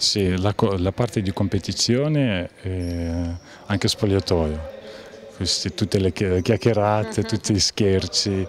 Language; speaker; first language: Italian; non-native, fluent; Lithuanian